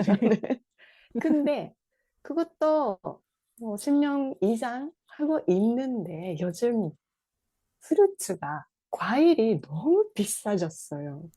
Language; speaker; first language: Korean; non-native, fluent; Japanese